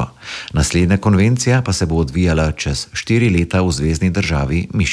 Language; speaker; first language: Slovenian; native; Slovenian